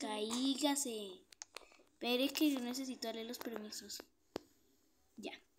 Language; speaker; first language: Spanish; native; Spanish